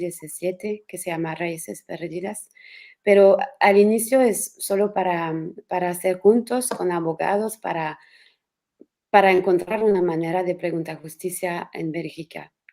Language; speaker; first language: Spanish; non-native, learner; French